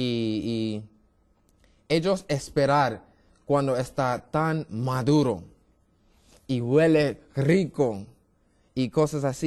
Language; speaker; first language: Spanish; non-native, learner; English